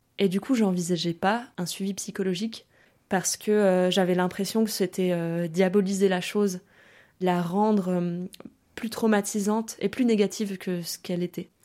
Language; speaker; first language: French; early bilingual, other home language; German